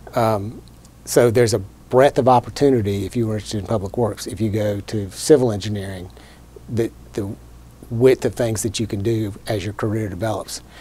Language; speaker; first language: English; native; English